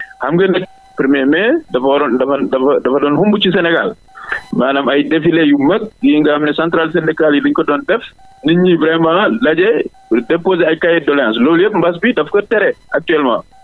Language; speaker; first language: Wolof; non-native, local second language; Fula